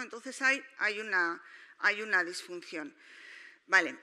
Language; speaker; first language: Spanish; native; Spanish